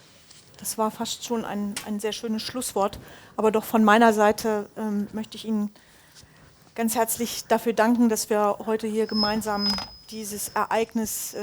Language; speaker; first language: German; native; German